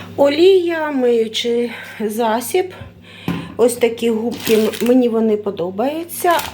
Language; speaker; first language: Ukrainian; non-native, local second language; Russian